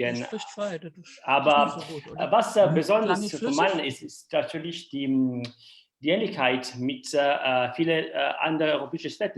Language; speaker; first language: German; non-native, learner; Italian